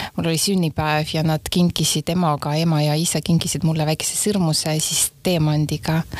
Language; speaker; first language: Estonian; non-native, local second language; Russian